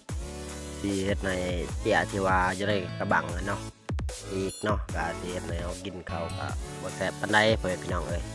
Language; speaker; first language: Thai; non-native, local second language; Lao